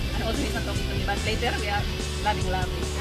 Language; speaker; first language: English; non-native, learner; Filipino